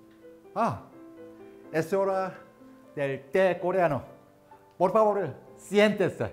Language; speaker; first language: Spanish; non-native, fluent; Korean